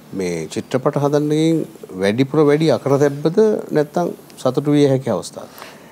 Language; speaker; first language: Sinhala; native; Sinhala